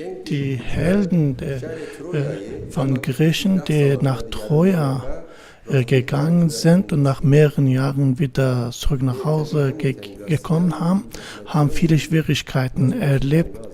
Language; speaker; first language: German; non-native, fluent; Kurdish